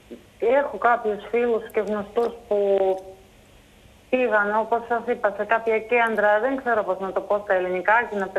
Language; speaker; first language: Greek; non-native, fluent; Russian